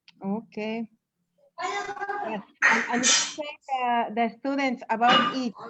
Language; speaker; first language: English; non-native, learner; Spanish